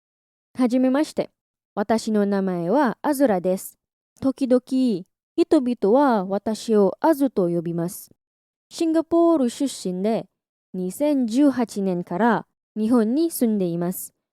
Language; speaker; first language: Japanese; non-native, learner; English